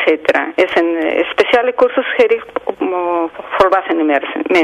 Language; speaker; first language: Dutch; non-native, learner; Spanish